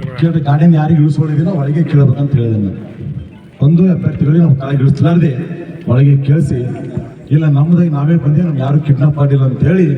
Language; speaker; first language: Kannada; native; Kannada